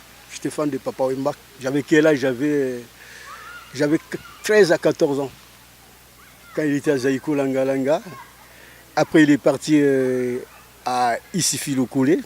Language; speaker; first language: French; non-native, local second language; Lingala